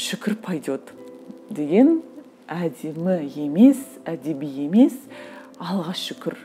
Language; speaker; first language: Kazakh; non-native, local second language; Russian